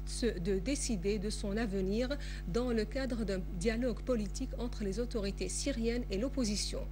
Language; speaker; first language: French; non-native, fluent; Arabic